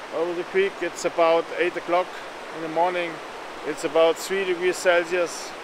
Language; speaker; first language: English; non-native, fluent; German